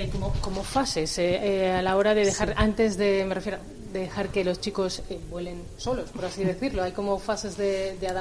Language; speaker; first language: Spanish; native; Spanish